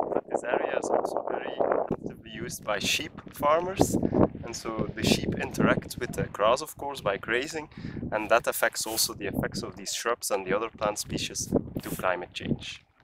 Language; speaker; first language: English; non-native, fluent; Dutch